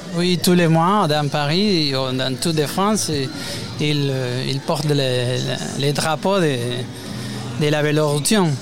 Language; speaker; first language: French; non-native, learner; Spanish